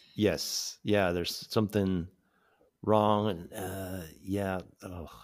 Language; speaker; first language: English; native; English